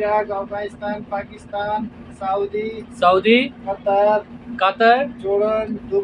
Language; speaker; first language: Hindi; non-native, learner; Bangla